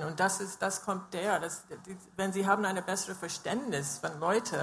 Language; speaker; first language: German; non-native, fluent; English